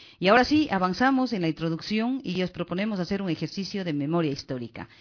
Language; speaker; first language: Spanish; native; Spanish